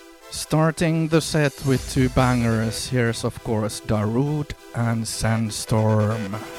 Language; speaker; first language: English; non-native, fluent; Finnish